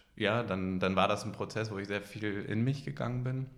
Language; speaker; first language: German; native; German